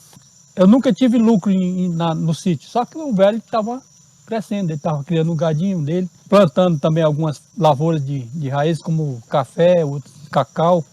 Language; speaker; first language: Portuguese; native; Portuguese